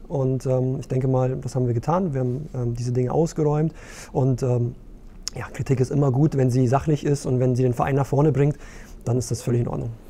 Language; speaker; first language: German; early bilingual, other home language; Romanian